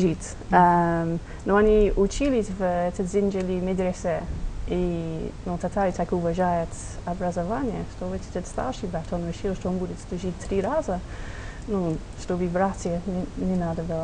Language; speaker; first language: Russian; non-native, fluent; English